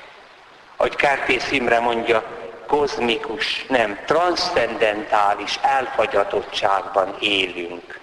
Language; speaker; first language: Hungarian; native; Hungarian